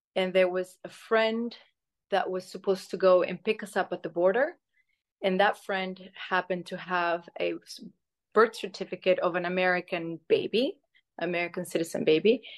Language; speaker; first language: English; early bilingual, other home language; Spanish